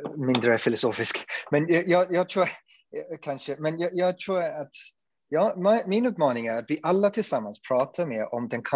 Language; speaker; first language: Swedish; non-native, fluent; English